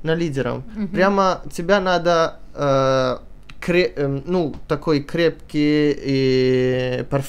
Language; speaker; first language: Russian; early bilingual, heritage; Italian